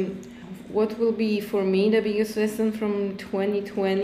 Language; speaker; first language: English; non-native, fluent; Polish